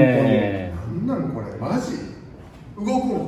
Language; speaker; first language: Japanese; native; Japanese